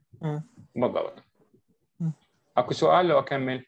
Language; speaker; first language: Arabic; native; Arabic